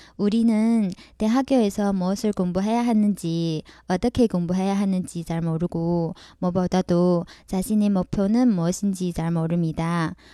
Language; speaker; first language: Korean; non-native, fluent; Chinese